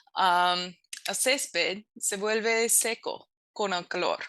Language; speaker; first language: Spanish; non-native, fluent; English